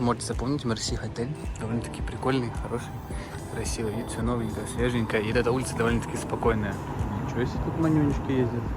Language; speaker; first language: Russian; native; Russian